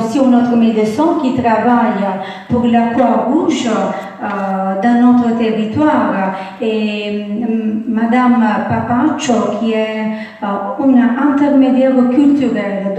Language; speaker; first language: French; non-native, fluent; Italian